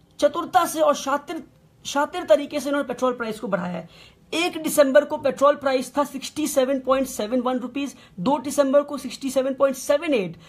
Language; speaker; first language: Hindi; native; Hindi